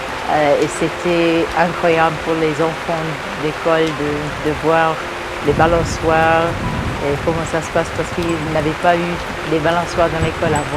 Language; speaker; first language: French; early bilingual, heritage; English